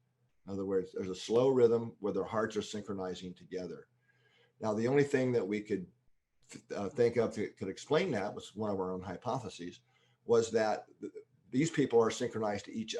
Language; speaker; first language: English; native; English